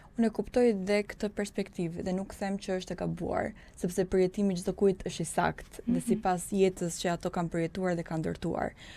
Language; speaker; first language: Albanian; early bilingual, heritage; Albanian